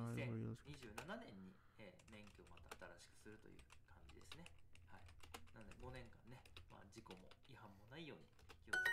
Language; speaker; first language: Japanese; native; Japanese